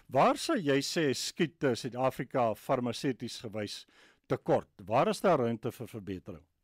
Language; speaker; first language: Afrikaans; native; Afrikaans